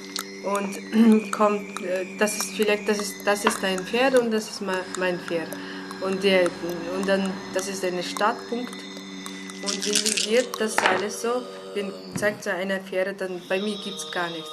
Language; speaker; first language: German; non-native, learner; Mongolian